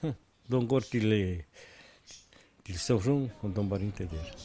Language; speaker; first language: Swedish; non-native, fluent; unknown